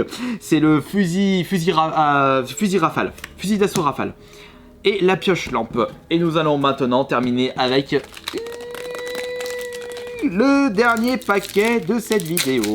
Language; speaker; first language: French; native; French